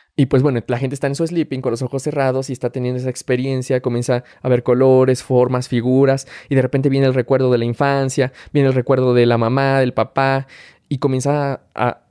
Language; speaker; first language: Spanish; native; Spanish